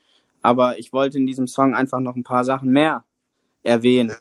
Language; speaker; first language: German; native; German